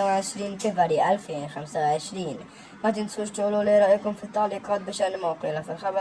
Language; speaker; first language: Arabic; native; Arabic